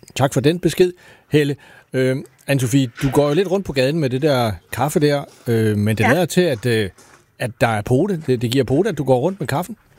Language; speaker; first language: Danish; native; Danish